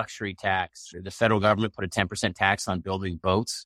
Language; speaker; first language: English; native; English